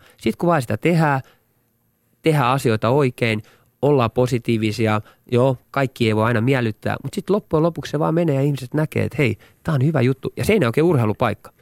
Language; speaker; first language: Finnish; native; Finnish